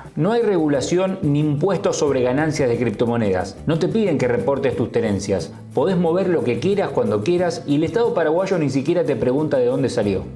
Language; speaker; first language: Spanish; native; Spanish